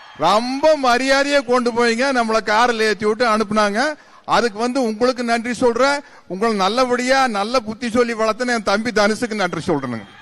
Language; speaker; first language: Tamil; native; Tamil